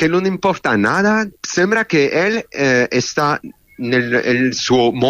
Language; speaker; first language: Spanish; non-native, learner; French